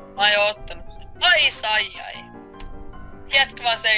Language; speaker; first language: Finnish; native; Finnish